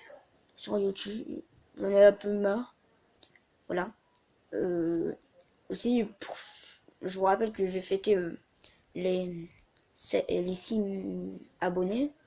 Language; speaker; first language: French; native; French